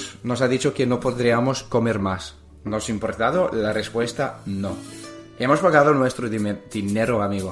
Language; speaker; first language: Spanish; non-native, learner; English